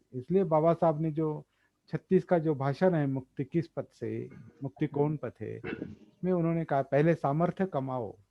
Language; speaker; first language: Hindi; non-native, local second language; Marathi